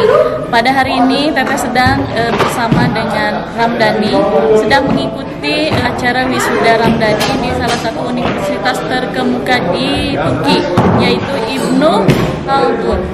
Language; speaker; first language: Indonesian; native; Indonesian